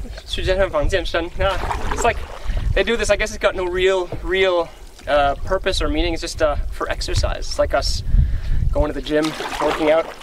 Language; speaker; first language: English; native; English